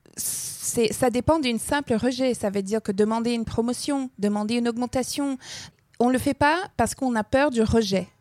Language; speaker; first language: French; non-native, fluent; English